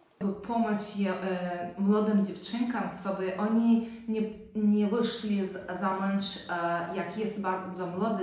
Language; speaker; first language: Polish; non-native, local second language; Romany